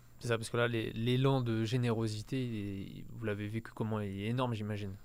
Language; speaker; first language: French; native; French